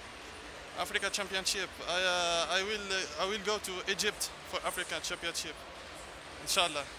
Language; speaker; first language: English; non-native, learner; Arabic